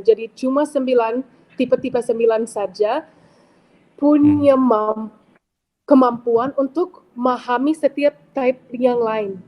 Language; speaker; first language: Indonesian; non-native, fluent; English